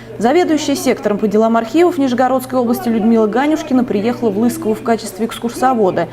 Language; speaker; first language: Russian; native; Russian